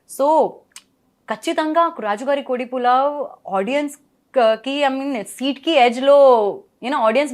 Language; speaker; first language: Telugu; non-native, learner; Gujarati